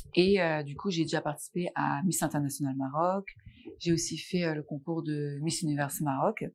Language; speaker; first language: French; non-native, local second language; Arabic